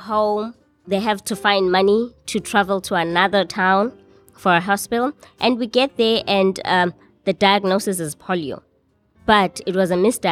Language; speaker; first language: English; non-native, local second language; Xhosa